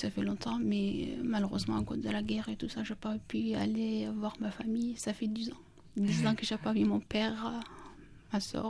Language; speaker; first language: French; non-native, learner; Kurdish